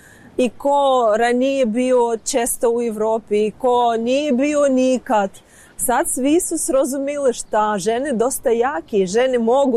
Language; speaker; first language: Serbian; non-native, learner; Ukrainian